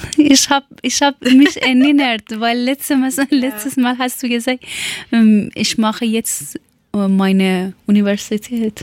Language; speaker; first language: German; non-native, learner; Persian